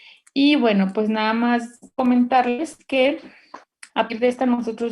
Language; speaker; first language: Spanish; native; Spanish